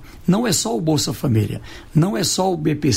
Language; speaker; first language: Portuguese; native; Portuguese